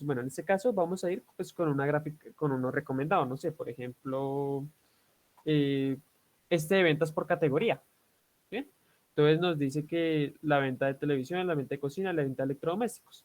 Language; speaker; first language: Spanish; native; Spanish